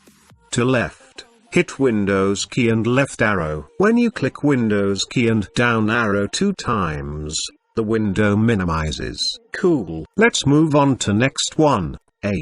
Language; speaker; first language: English; non-native, fluent; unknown